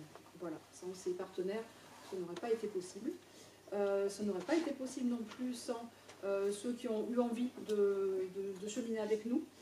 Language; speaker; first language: French; native; French